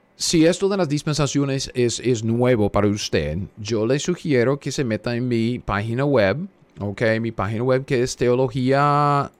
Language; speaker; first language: Spanish; non-native, fluent; English